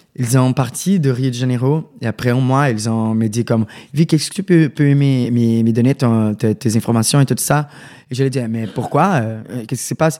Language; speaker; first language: French; non-native, learner; Portuguese